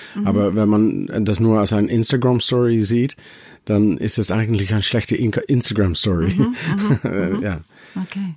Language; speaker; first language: German; non-native, learner; Dutch